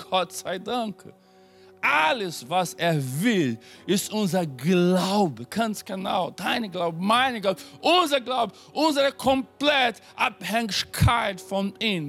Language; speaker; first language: German; non-native, fluent; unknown